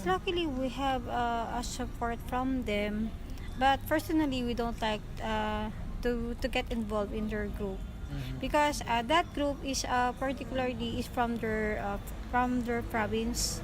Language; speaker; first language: English; non-native, learner; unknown